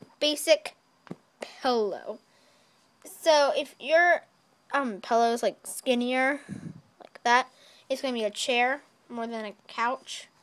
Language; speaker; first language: English; native; English